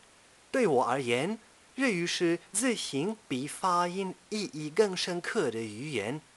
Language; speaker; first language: Chinese; non-native, fluent; German